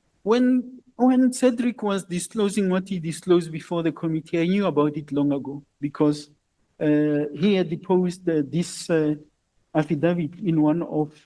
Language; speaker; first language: English; non-native, local second language; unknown